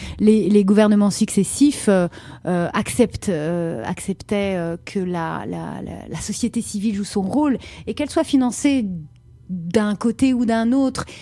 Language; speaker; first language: French; native; French